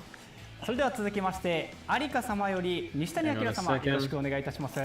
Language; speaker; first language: Japanese; native; Japanese